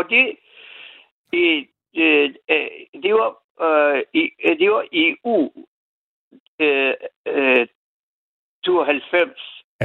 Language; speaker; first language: Danish; non-native, learner; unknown